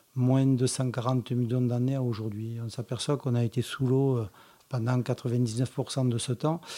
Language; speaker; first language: French; native; French